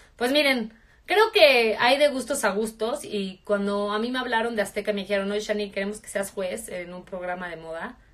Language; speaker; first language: Spanish; native; Spanish